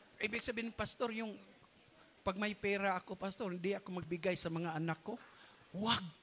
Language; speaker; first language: Filipino; non-native, local second language; Cebuano